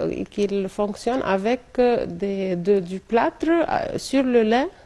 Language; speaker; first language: French; non-native, fluent; Arabic